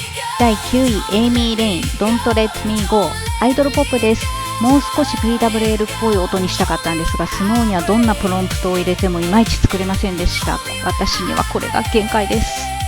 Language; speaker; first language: Japanese; native; Japanese